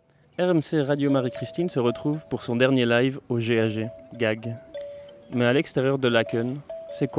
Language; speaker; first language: French; native; French